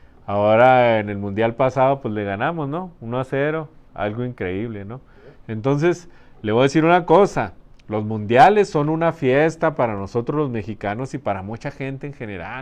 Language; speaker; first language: Spanish; native; Spanish